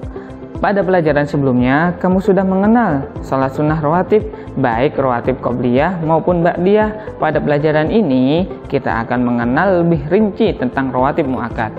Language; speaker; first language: Indonesian; native; Indonesian